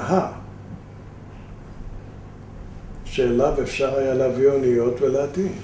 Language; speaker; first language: Hebrew; non-native, fluent; Spanish